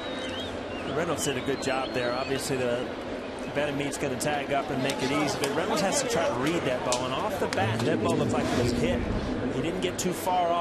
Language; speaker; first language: English; native; English